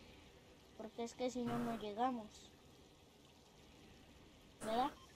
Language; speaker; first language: Spanish; native; Spanish